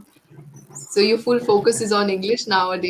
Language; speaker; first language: English; non-native, local second language; Hindi